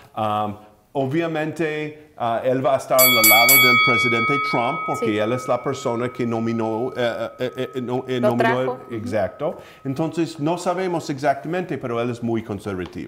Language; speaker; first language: Spanish; early bilingual, heritage; English